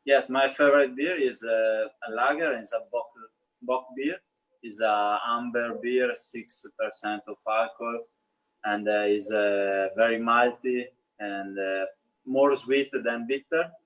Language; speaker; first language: English; non-native, learner; Italian